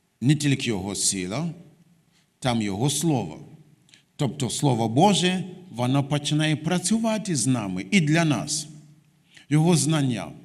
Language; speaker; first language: Ukrainian; non-native, fluent; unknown